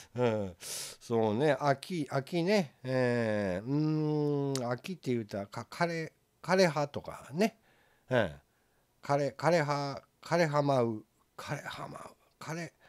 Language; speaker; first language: Japanese; native; Japanese